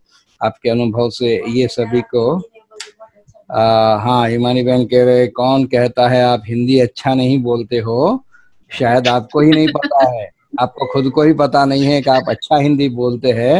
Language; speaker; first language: Hindi; native; Hindi